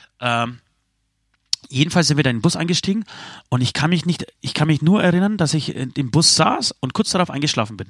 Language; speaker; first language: German; early bilingual, other home language; Polish